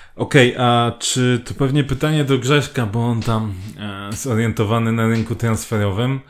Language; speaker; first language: Polish; native; Polish